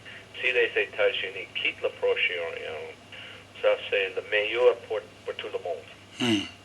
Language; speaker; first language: French; non-native, learner; English